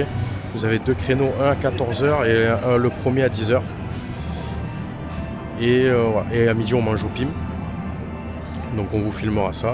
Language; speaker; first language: French; native; French